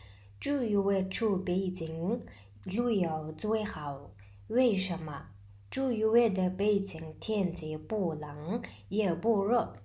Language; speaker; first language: Chinese; non-native, fluent; Mongolian